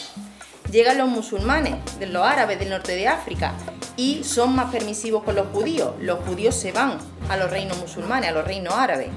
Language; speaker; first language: Spanish; native; Spanish